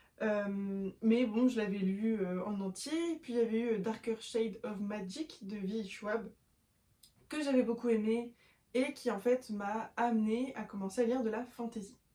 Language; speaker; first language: French; native; French